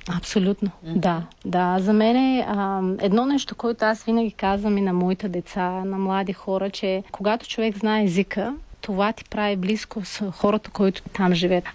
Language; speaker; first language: Bulgarian; non-native, learner; Tajik